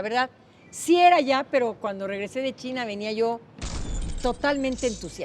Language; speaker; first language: Spanish; native; Spanish